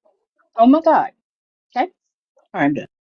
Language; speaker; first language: English; native; English